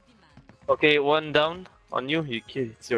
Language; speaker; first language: English; non-native, fluent; Hebrew